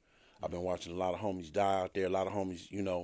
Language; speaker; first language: English; native; English